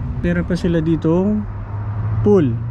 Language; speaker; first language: Filipino; native; Filipino